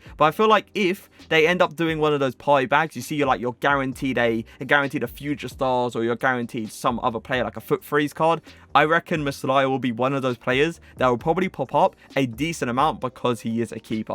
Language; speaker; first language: English; native; English